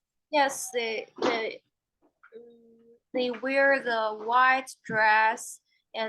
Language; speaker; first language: English; non-native, learner; Chinese